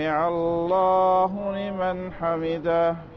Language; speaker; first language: Arabic; native; Arabic